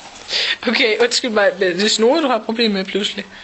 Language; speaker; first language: Danish; native; Danish